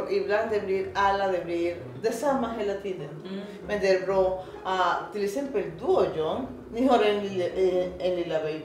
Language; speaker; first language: Swedish; non-native, learner; Spanish